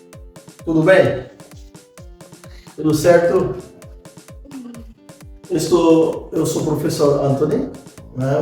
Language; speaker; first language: Portuguese; non-native, fluent; Haitian Creole